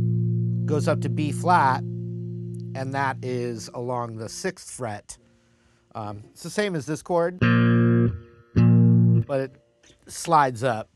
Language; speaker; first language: English; native; English